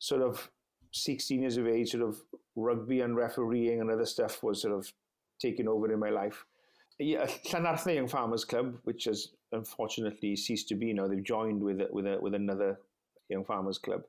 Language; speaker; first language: English; non-native, local second language; Welsh